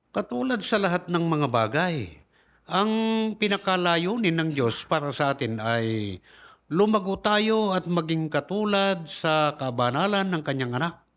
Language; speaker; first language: Filipino; native; Filipino